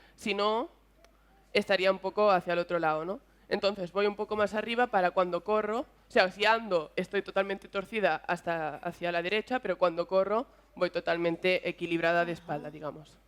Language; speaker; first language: Spanish; native; Spanish